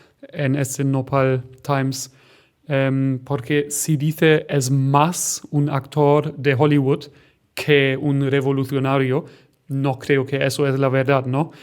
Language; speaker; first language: Spanish; non-native, fluent; German